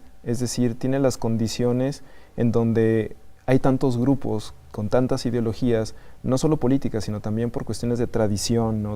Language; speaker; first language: Spanish; native; Spanish